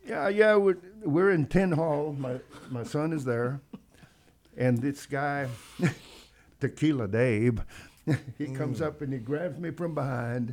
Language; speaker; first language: English; native; English